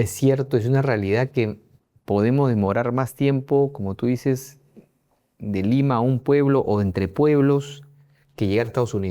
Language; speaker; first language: Spanish; native; Spanish